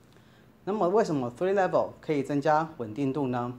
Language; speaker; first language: Chinese; native; Chinese